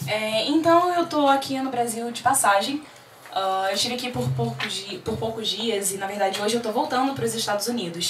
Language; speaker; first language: Portuguese; native; Portuguese